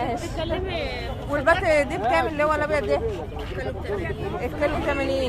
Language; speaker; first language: Arabic; native; Arabic